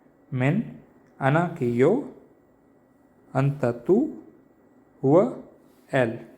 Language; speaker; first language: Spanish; non-native, learner; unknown